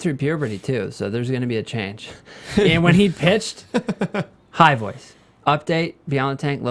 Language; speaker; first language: English; native; English